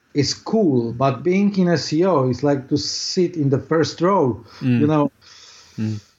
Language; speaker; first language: English; non-native, fluent; Polish